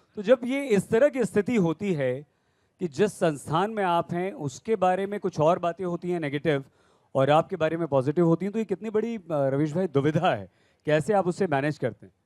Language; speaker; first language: Hindi; native; Hindi